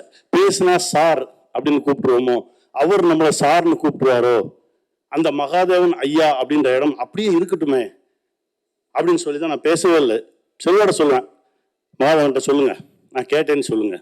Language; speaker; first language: Tamil; native; Tamil